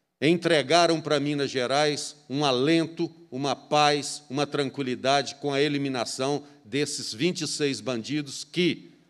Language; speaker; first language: Portuguese; native; Portuguese